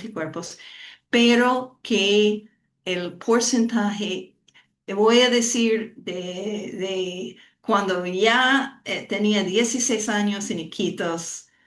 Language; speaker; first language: Spanish; non-native, fluent; English